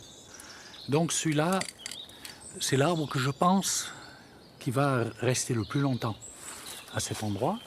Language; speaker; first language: French; native; French